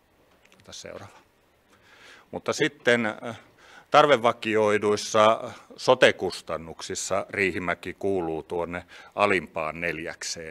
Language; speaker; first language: Finnish; native; Finnish